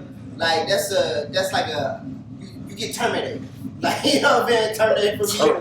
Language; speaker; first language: English; native; English